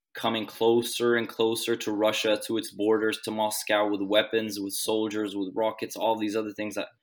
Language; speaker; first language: English; non-native, fluent; Swedish